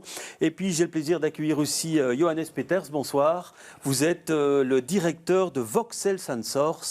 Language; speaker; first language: French; native; French